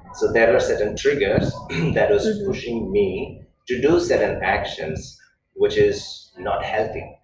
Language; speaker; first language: English; non-native, local second language; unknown